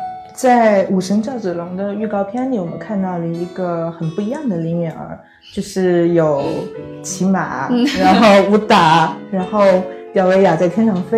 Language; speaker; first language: Chinese; native; Chinese